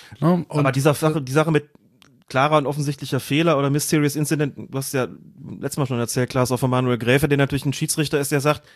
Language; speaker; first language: German; native; German